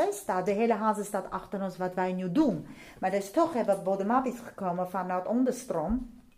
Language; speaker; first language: Dutch; non-native, fluent; Armenian